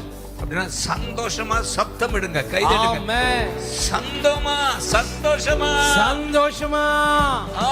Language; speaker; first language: Tamil; native; Tamil